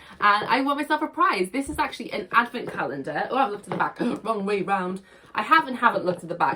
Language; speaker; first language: English; native; English